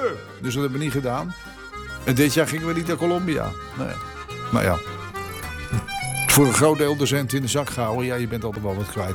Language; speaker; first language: Dutch; native; Dutch